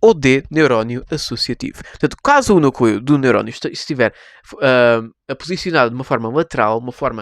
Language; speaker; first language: Portuguese; native; Portuguese